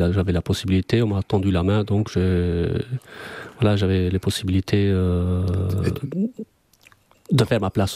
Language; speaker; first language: French; non-native, fluent; Albanian